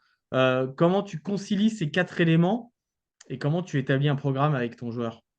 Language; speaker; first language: French; native; French